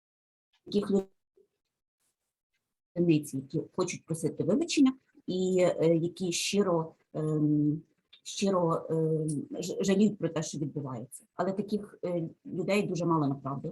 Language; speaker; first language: Ukrainian; native; Ukrainian